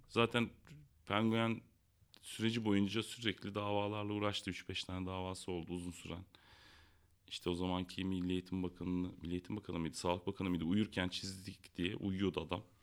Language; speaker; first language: Turkish; native; Turkish